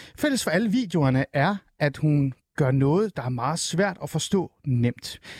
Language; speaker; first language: Danish; early bilingual, other home language; Persian